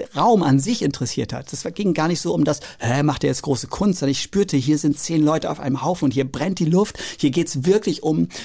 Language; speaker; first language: German; native; German